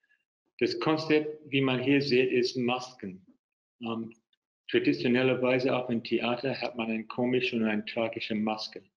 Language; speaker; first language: German; non-native, fluent; English